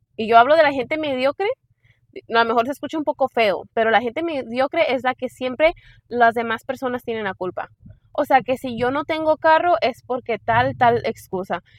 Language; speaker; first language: Spanish; early bilingual, heritage; Spanish